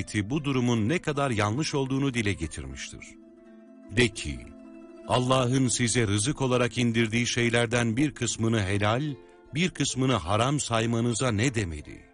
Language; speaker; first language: Turkish; native; Turkish